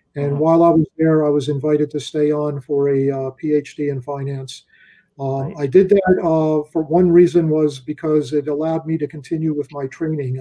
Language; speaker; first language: English; native; English